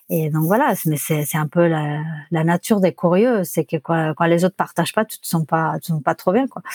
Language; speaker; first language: French; non-native, fluent; Spanish